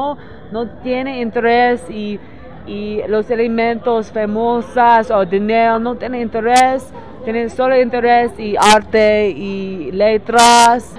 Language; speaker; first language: Spanish; non-native, learner; English